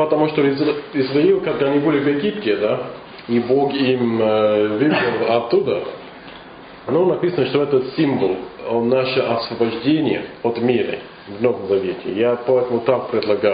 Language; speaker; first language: Russian; non-native, fluent; English